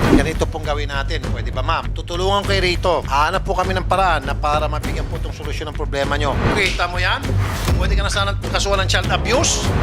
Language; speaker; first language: Filipino; native; Filipino